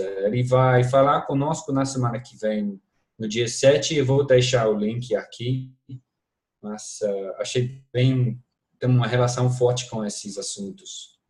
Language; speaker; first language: Portuguese; non-native, fluent; English